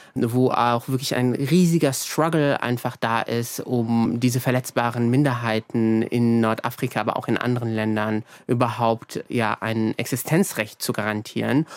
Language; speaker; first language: German; early bilingual, other home language; Arabic